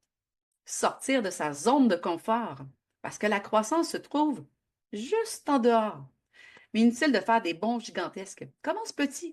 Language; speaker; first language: French; native; French